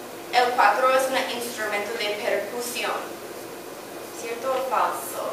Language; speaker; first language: Spanish; non-native, learner; English